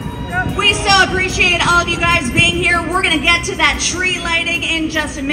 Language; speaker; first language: English; native; English